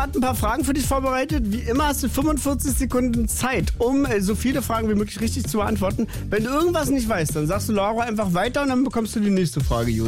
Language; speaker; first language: German; native; German